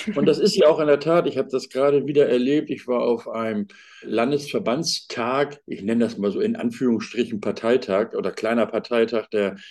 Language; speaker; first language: German; native; German